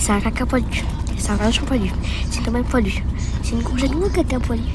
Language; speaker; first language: French; native; French